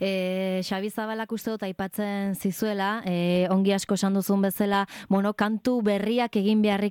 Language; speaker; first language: Basque; native; Basque